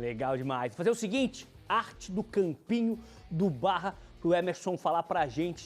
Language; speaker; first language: Portuguese; native; Portuguese